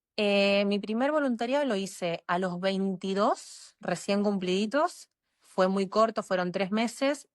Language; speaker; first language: Spanish; native; Spanish